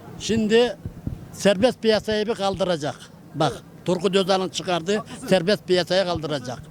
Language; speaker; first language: Turkish; native; Turkish